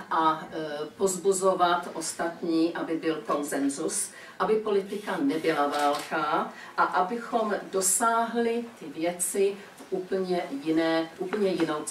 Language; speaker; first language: Czech; early bilingual, heritage; Czech